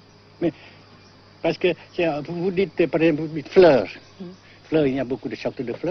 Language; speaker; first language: French; non-native, fluent; Vietnamese